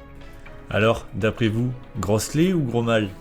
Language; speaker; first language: French; native; French